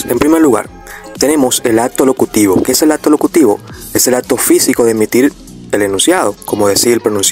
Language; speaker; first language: Spanish; native; Spanish